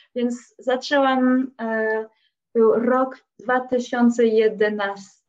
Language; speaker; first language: Polish; non-native, learner; French